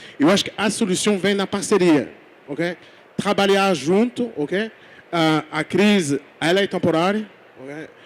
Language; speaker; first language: Portuguese; non-native, fluent; French